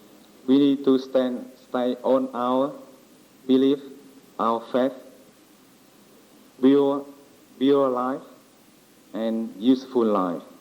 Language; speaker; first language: English; non-native, learner; Vietnamese